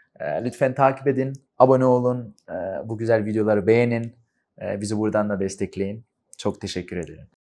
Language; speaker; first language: Turkish; early bilingual, heritage; Turkish